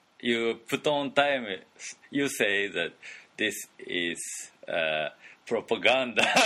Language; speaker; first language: English; non-native, learner; Japanese